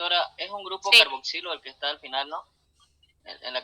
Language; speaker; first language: Spanish; native; Spanish